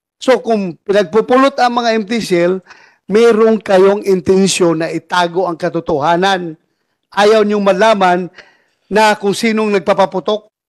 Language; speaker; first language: Filipino; native; Filipino